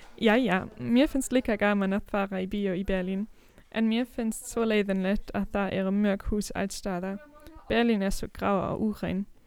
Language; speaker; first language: Icelandic; non-native, learner; German